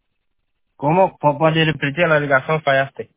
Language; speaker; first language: Spanish; non-native, learner; Portuguese